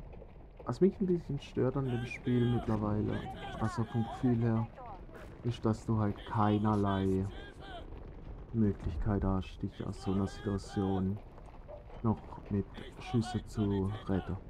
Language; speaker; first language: German; native; German